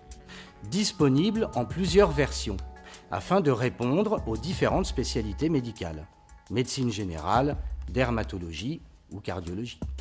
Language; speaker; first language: French; native; French